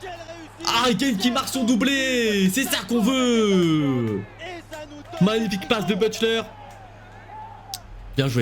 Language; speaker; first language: French; native; French